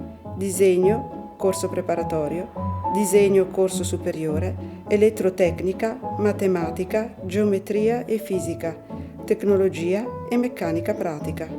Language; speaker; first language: Italian; native; Italian